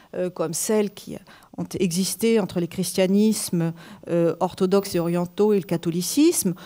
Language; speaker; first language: French; native; French